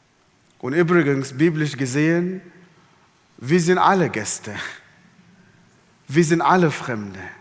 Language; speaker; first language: German; non-native, fluent; Arabic